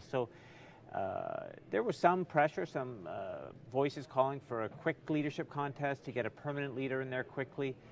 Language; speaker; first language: English; native; English